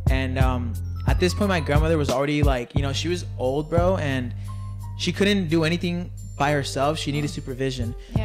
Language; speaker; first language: English; early bilingual, other home language; Spanish